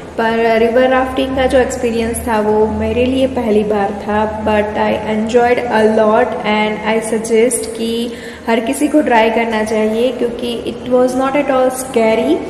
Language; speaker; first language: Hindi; non-native, local second language; Gujarati